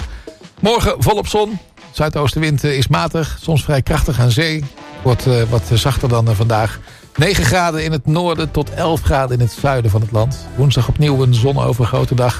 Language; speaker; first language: Dutch; native; Dutch